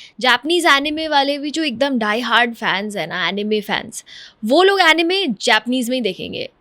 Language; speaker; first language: Hindi; native; Hindi